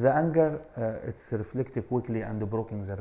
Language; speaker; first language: English; non-native, fluent; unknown